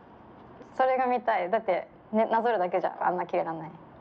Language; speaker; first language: Japanese; native; Japanese